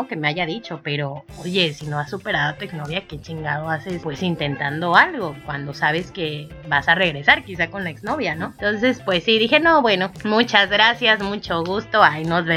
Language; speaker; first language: Spanish; native; Spanish